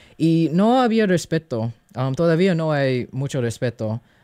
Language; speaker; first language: Spanish; early bilingual, other home language; English